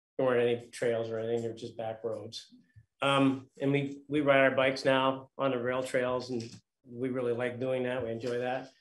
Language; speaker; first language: English; native; English